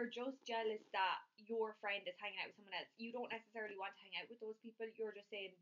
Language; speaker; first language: English; native; English